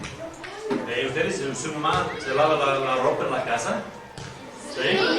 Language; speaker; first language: Spanish; non-native, fluent; English